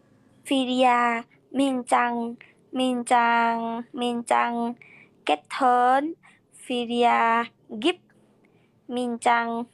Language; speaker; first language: Vietnamese; non-native, learner; Indonesian